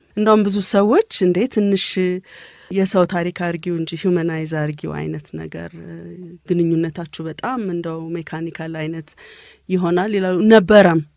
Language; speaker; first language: Amharic; native; Amharic